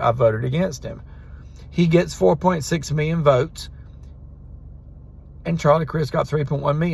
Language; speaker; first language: English; native; English